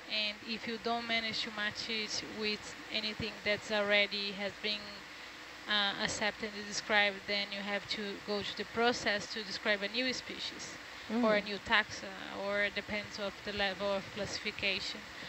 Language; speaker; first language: English; non-native, fluent; Portuguese